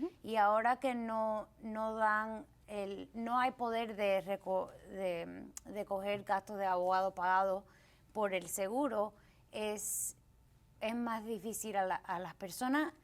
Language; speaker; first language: Spanish; early bilingual, heritage; Spanish